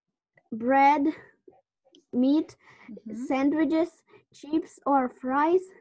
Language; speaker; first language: English; non-native, learner; Russian